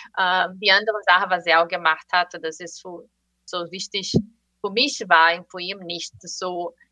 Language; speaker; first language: German; non-native, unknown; Portuguese